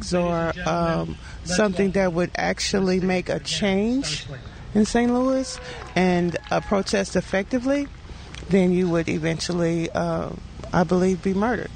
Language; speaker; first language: English; native; English